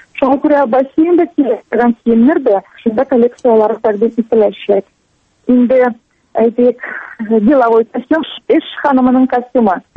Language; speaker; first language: Tatar; native; Tatar